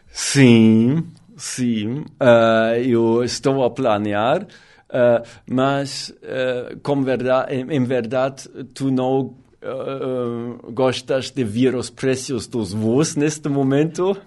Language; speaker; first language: Portuguese; non-native, learner; German